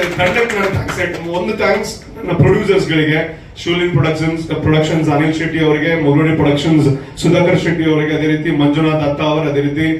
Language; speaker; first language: Kannada; non-native, local second language; Tulu